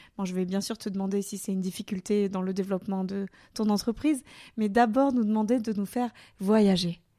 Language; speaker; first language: French; native; French